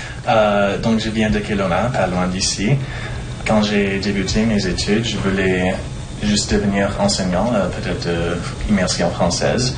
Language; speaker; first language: French; non-native, local second language; English